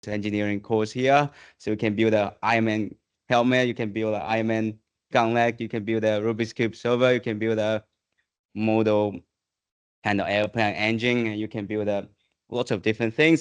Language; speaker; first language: English; non-native, fluent; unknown